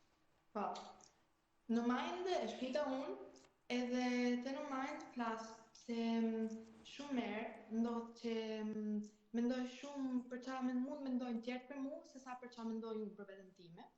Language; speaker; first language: Albanian; early bilingual, heritage; Albanian